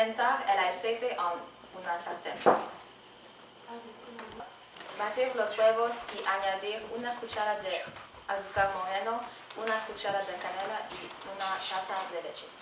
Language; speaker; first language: Spanish; non-native, learner; French